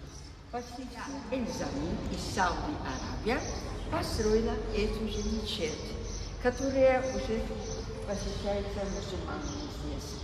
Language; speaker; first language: Russian; non-native, fluent; Albanian